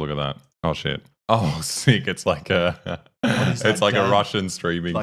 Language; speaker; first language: English; native; English